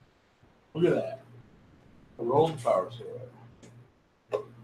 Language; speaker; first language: English; native; English